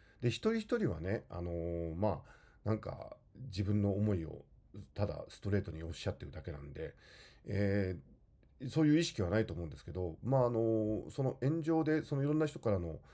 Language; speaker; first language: Japanese; native; Japanese